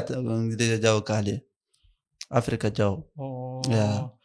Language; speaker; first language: Indonesian; non-native, learner; Arabic